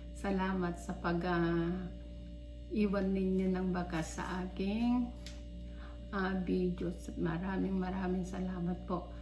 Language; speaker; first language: Filipino; non-native, local second language; Iloko